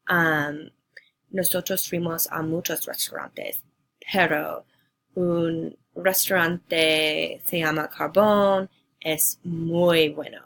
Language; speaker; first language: Spanish; non-native, learner; English